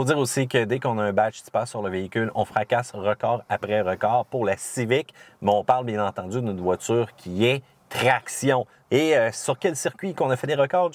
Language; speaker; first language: French; native; French